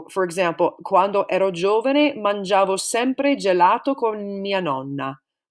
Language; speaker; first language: Italian; non-native, fluent; English